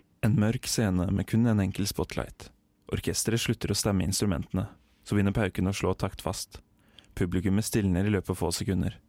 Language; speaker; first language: Norwegian; native; Norwegian